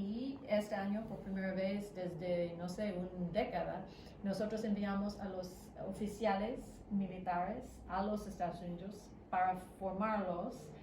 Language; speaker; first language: Spanish; non-native, fluent; English